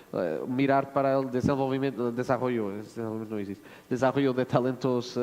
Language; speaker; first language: Spanish; non-native, fluent; Portuguese